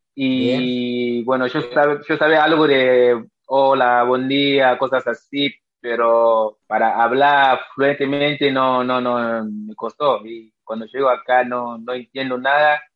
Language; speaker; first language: Spanish; non-native, fluent; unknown